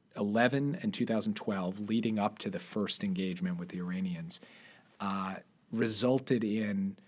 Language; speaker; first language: English; native; English